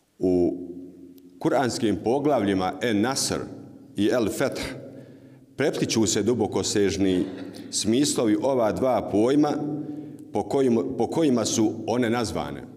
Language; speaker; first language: Bosnian; native; Bosnian